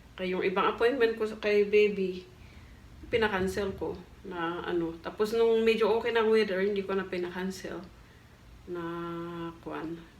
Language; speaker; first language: Filipino; non-native, local second language; Cebuano